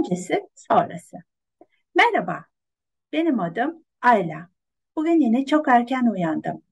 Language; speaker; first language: Turkish; non-native, fluent; Kazakh